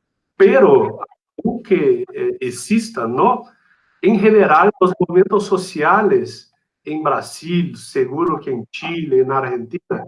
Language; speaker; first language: Spanish; non-native, fluent; Portuguese